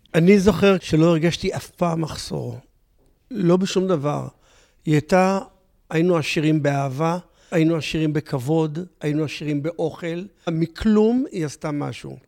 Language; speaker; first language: Hebrew; native; Hebrew